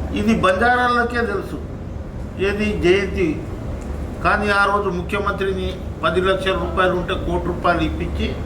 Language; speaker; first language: Telugu; non-native, local second language; Lambadi